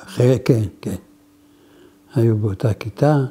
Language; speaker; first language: Hebrew; non-native, fluent; Arabic